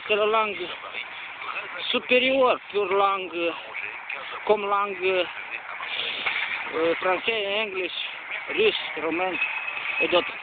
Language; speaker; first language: French; non-native, learner; Romanian